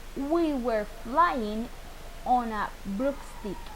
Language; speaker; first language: English; non-native, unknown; Spanish